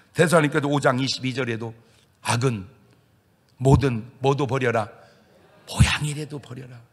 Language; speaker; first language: Korean; native; Korean